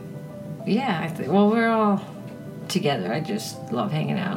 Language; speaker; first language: English; early bilingual, other home language; Icelandic